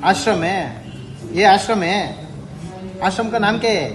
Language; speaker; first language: Hindi; non-native, local second language; Kannada